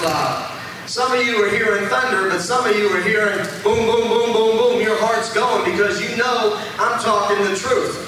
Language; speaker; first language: English; native; English